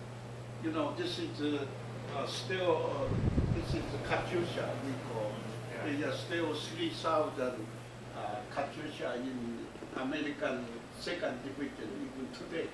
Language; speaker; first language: English; non-native, learner; Korean